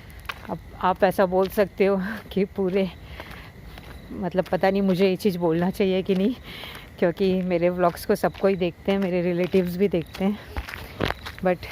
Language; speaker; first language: Hindi; native; Hindi